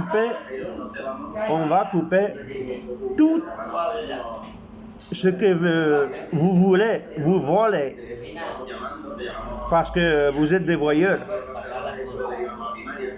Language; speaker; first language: French; non-native, local second language; Arabic